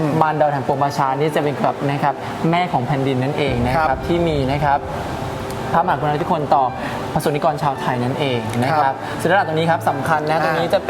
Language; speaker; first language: Thai; native; Thai